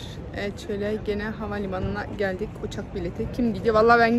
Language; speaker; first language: Turkish; early bilingual, heritage; Turkish